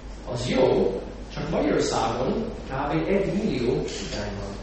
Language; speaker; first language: Hungarian; non-native, fluent; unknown